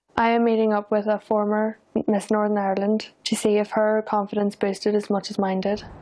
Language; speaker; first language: English; native; English